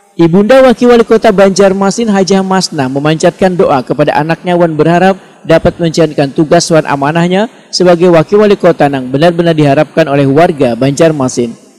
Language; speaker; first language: Indonesian; non-native, local second language; Banjar